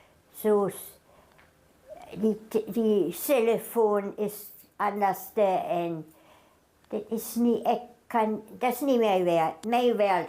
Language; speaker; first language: Afrikaans; non-native, local second language; German